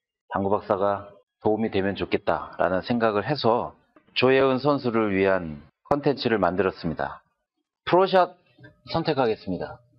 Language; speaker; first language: Korean; native; Korean